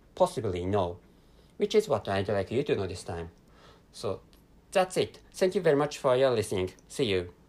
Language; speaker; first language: English; non-native, fluent; Japanese